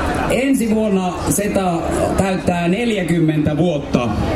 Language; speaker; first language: Finnish; native; Finnish